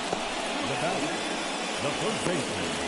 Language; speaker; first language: English; native; English